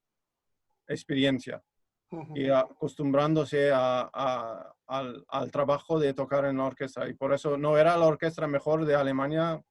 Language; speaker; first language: Spanish; non-native, fluent; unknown